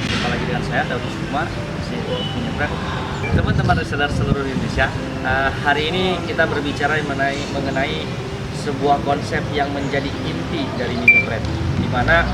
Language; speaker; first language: Indonesian; native; Indonesian